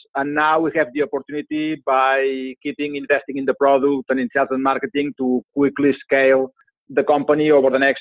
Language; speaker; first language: English; non-native, fluent; Spanish